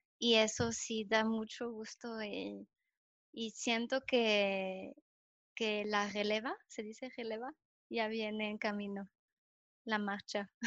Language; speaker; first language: Spanish; non-native, fluent; French